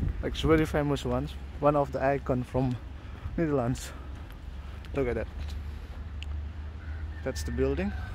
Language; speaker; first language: English; non-native, learner; Javanese